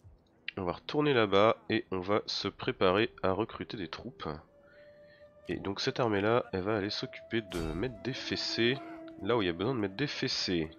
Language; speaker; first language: French; native; French